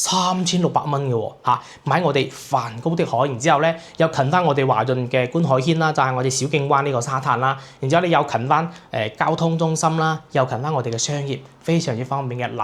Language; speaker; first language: Cantonese; native; Cantonese